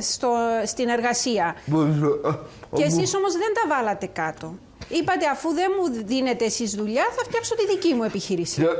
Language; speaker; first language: Greek; native; Greek